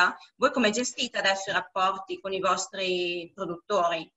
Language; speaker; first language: Italian; native; Italian